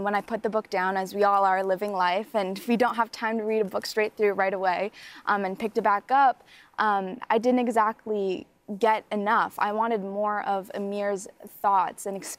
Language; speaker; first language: English; native; English